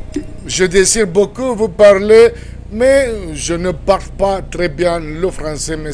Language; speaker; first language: French; non-native, fluent; Spanish